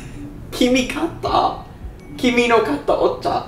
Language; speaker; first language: Japanese; non-native, learner; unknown